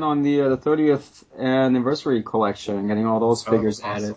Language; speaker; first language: English; non-native, fluent; German